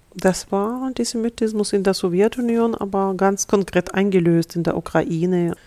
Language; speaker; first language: German; non-native, fluent; Russian